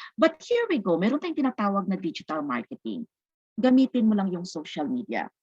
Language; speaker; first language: Filipino; non-native, local second language; Cebuano